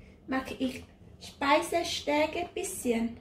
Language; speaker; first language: German; non-native, learner; Thai